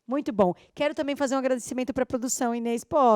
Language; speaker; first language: Portuguese; native; Portuguese